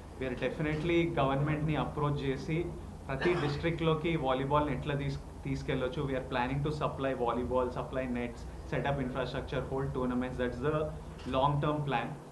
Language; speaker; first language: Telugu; native; Telugu